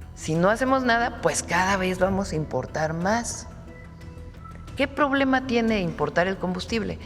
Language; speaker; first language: Spanish; native; Spanish